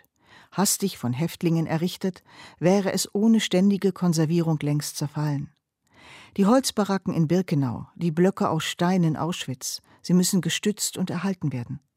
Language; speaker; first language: German; native; German